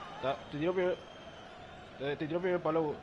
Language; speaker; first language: Spanish; native; Spanish